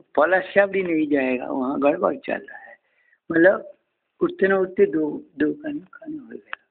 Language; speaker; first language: Hindi; non-native, local second language; Bangla